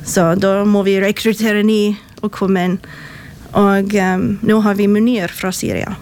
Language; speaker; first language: Norwegian; non-native, fluent; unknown